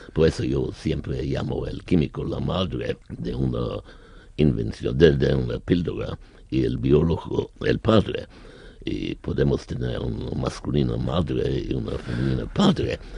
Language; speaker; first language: Spanish; non-native, learner; German